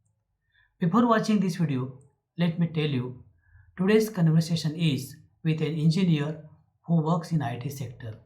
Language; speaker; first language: English; non-native, learner; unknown